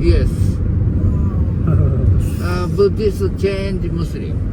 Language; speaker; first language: English; non-native, learner; Japanese